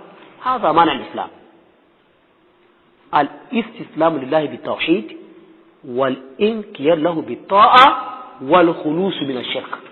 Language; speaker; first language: Arabic; non-native, fluent; Yoruba